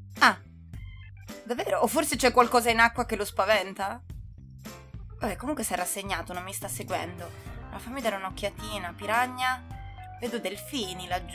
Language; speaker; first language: Italian; native; Italian